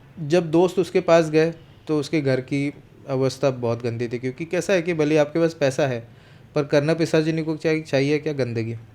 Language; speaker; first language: Hindi; non-native, local second language; Marathi